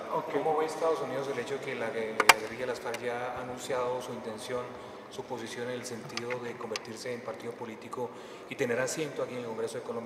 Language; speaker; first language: Spanish; native; Spanish